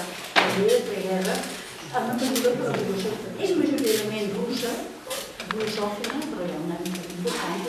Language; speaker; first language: Catalan; native; Catalan